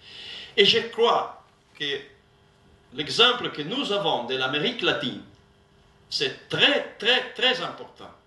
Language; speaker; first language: French; non-native, learner; Italian